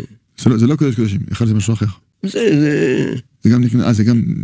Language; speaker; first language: Hebrew; non-native, fluent; French